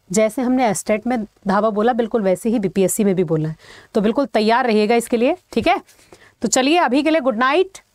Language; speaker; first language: Hindi; native; Hindi